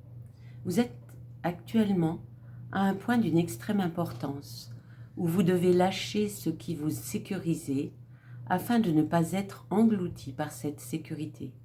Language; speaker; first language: French; native; French